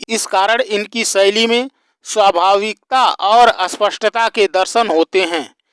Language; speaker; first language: Hindi; native; Hindi